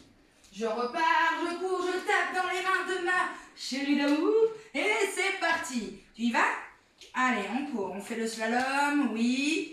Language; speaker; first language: French; native; French